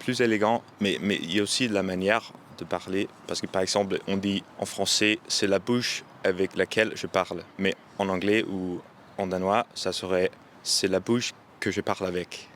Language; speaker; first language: French; non-native, fluent; Danish